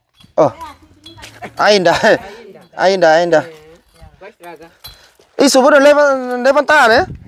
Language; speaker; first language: Portuguese; non-native, learner; Vietnamese